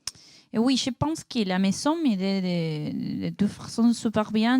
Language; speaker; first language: French; non-native, learner; Spanish